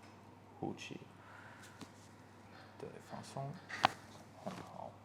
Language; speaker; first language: Chinese; non-native, learner; English